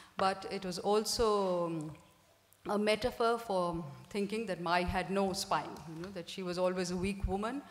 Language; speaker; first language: English; non-native, local second language; Hindi